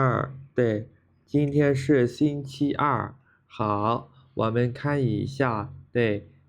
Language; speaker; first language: Chinese; non-native, fluent; Khmer